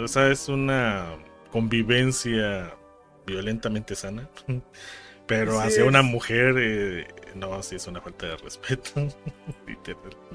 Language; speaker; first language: Spanish; native; Spanish